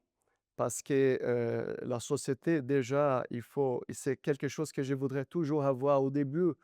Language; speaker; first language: French; non-native, learner; Portuguese